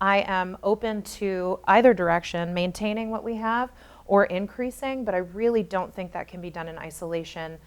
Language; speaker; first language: English; native; English